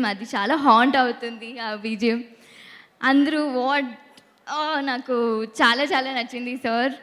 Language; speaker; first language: Telugu; non-native, local second language; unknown